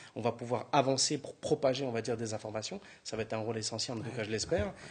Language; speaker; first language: French; native; French